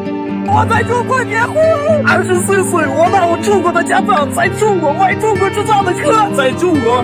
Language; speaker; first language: Chinese; non-native, fluent; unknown